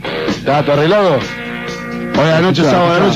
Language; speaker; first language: Spanish; native; Spanish